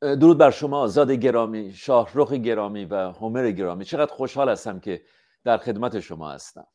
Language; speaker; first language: Persian; native; Persian